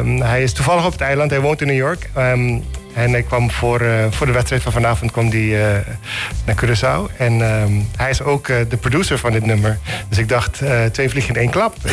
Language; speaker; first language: Dutch; non-native, local second language; Papiamento